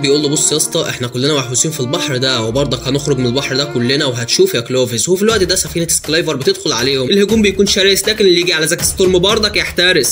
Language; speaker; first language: Arabic; native; Arabic